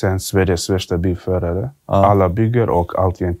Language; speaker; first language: Swedish; early bilingual, other home language; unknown